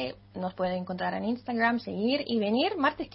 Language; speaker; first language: Spanish; non-native, fluent; Russian